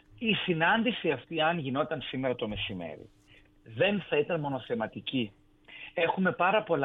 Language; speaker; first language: Greek; native; Greek